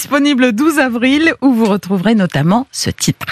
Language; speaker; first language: French; native; French